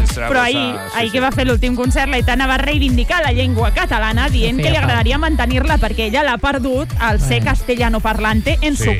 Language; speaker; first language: Catalan; native; Catalan